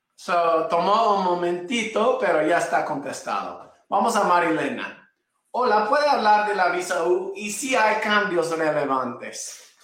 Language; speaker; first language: Spanish; non-native, fluent; English